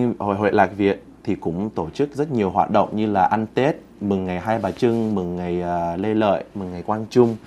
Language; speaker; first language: Vietnamese; early bilingual, heritage; Vietnamese